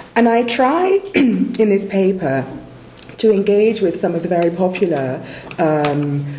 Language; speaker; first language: English; native; English